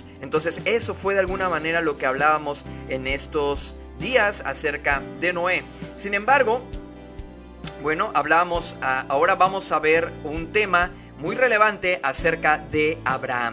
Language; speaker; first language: Spanish; native; Spanish